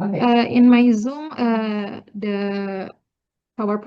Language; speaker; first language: English; non-native, learner; Indonesian